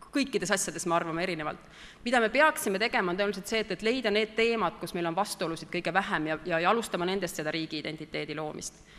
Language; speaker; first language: Estonian; native; Estonian